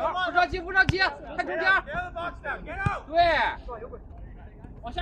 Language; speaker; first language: Chinese; native; Chinese